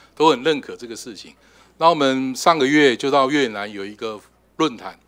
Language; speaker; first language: Chinese; native; Chinese